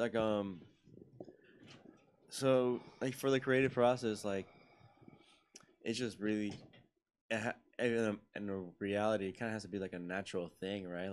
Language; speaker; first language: English; early bilingual, other home language; Spanish